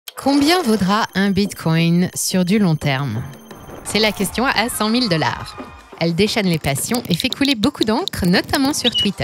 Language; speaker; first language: French; native; French